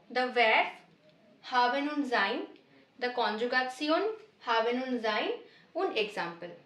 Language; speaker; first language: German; non-native, fluent; Hindi